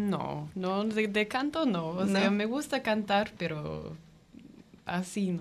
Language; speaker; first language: Spanish; non-native, fluent; English